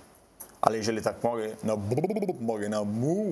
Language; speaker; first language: Polish; non-native, learner; Italian